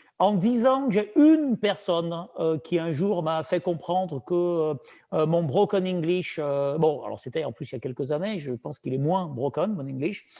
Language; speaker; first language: French; native; French